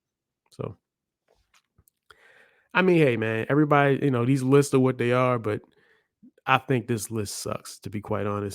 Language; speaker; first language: English; native; English